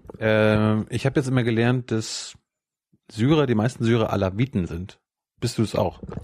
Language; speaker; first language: German; native; German